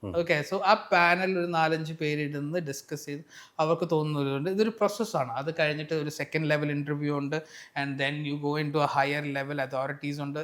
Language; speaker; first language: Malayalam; native; Malayalam